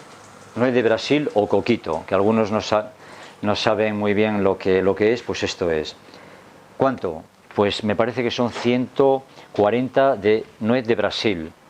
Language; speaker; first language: Spanish; native; Spanish